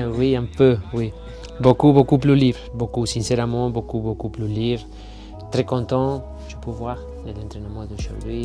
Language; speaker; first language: French; non-native, fluent; Spanish